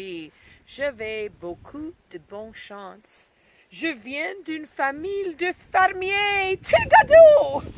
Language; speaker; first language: French; non-native, learner; English